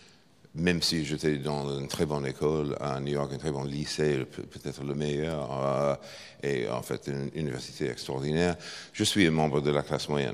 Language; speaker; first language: French; non-native, fluent; English